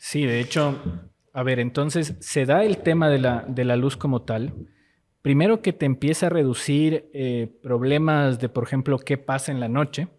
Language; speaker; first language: Spanish; native; Spanish